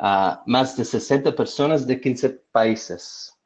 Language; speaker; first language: Spanish; non-native, fluent; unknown